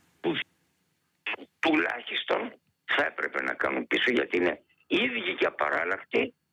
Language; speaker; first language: Greek; native; Greek